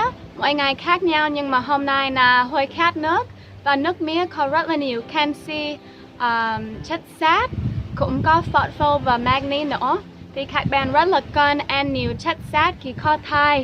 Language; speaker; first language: Vietnamese; non-native, fluent; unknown